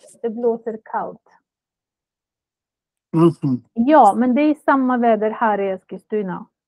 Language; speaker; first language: Swedish; non-native, fluent; Russian